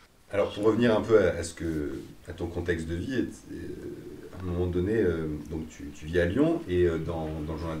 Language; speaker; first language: French; native; French